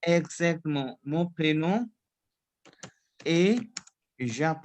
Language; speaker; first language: French; non-native, fluent; Hindi